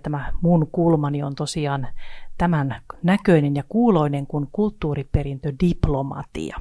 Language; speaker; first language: Finnish; native; Finnish